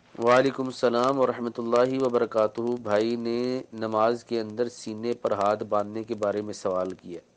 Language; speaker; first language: Urdu; native; Urdu